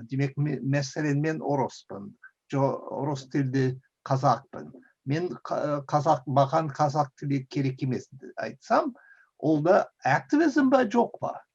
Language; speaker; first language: Kazakh; non-native, fluent; English